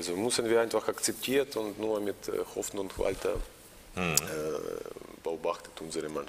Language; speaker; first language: German; non-native, learner; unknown